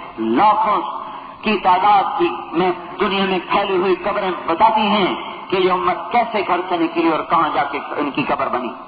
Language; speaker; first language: Urdu; non-native, local second language; Punjabi